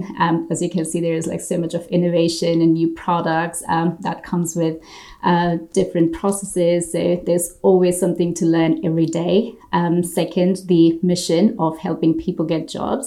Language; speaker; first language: English; non-native, local second language; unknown